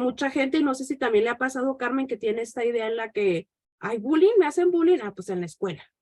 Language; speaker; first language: Spanish; native; Spanish